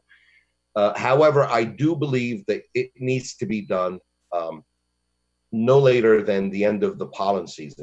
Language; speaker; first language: English; native; English